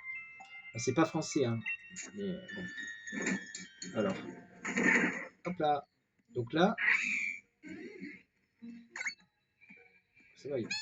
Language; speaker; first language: French; native; French